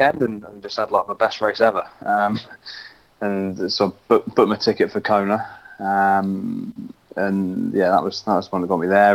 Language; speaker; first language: English; native; English